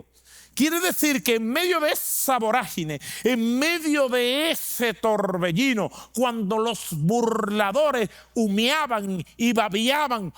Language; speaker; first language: Spanish; native; Spanish